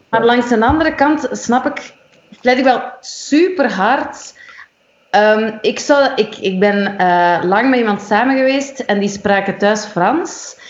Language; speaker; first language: Dutch; native; Dutch